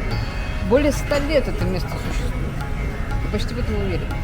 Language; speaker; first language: Russian; native; Russian